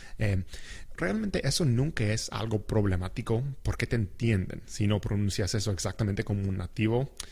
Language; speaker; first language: Spanish; non-native, fluent; English